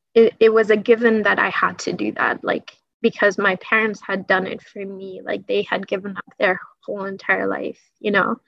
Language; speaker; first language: English; early bilingual, other home language; Persian